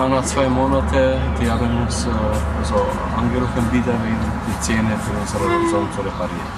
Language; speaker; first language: German; non-native, fluent; Albanian